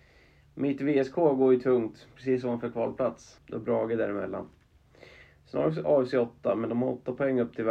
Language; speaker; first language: Swedish; native; Swedish